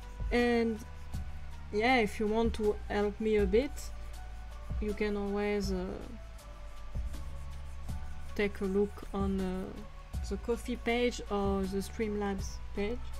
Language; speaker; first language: English; non-native, fluent; French